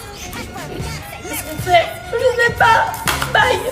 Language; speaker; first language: French; native; French